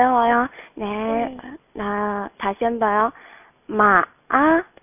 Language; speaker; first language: Korean; non-native, fluent; Chinese